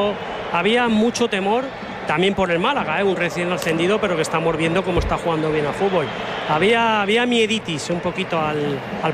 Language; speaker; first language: Spanish; native; Spanish